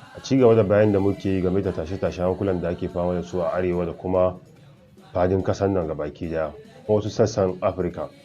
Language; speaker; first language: Hausa; native; Hausa